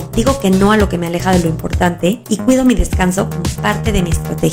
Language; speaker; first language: Spanish; native; Spanish